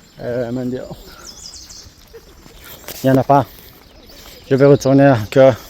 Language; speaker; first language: French; non-native, learner; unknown